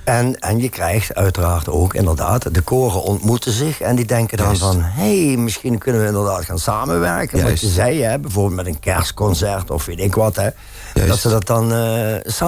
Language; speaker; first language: Dutch; native; Dutch